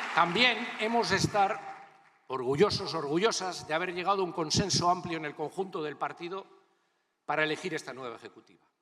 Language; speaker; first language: Spanish; native; Spanish